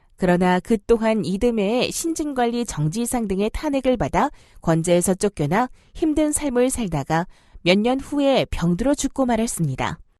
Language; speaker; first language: Korean; native; Korean